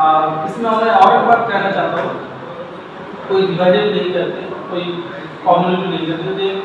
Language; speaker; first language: Hindi; non-native, local second language; Bangla